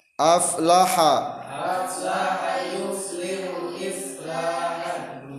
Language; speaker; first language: Arabic; non-native, fluent; Indonesian